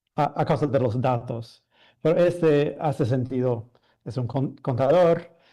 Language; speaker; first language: Spanish; non-native, fluent; English